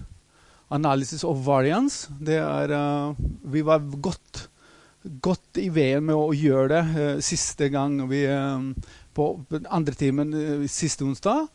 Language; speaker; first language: Norwegian; non-native, fluent; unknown